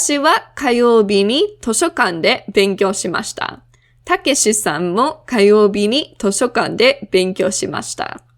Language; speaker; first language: Japanese; non-native, fluent; English